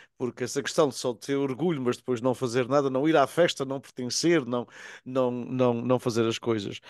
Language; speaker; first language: Portuguese; native; Portuguese